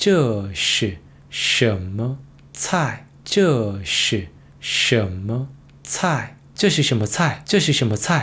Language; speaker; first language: Chinese; non-native, fluent; Korean